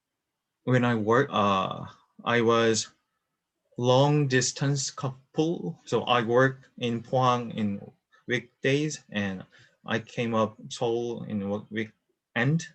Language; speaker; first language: English; non-native, learner; Korean